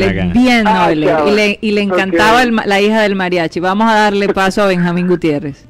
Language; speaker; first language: Spanish; native; Spanish